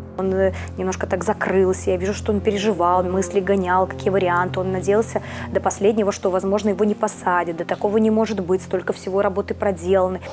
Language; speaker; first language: Russian; native; Russian